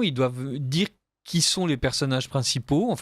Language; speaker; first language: French; native; French